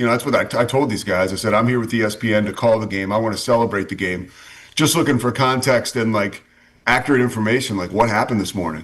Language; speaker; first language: English; native; English